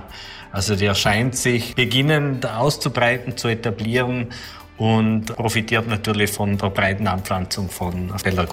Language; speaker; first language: German; native; German